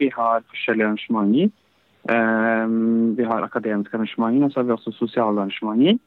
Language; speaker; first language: Norwegian; early bilingual, other home language; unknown